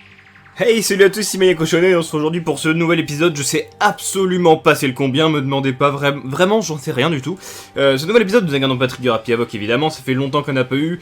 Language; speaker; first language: French; native; French